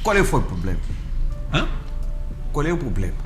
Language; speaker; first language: Portuguese; non-native, fluent; Arabic